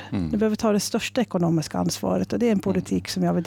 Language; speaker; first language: Swedish; native; Swedish